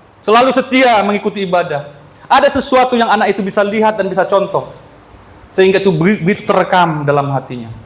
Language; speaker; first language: Indonesian; non-native, local second language; Batak Toba